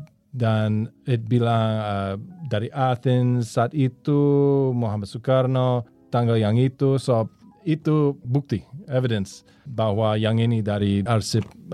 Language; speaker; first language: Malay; non-native, learner; English